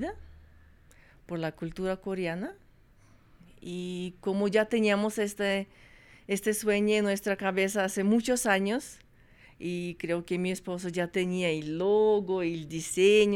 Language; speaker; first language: Spanish; non-native, fluent; Russian